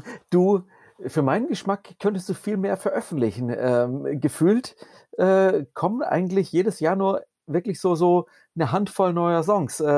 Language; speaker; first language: German; native; German